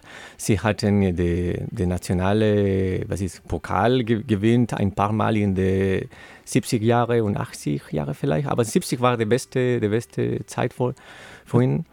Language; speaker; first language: German; non-native, learner; Spanish